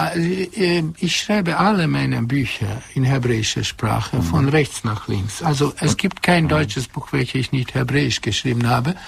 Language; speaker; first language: German; non-native, fluent; Hungarian